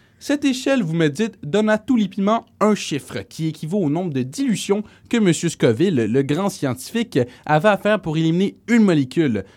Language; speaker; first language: French; native; French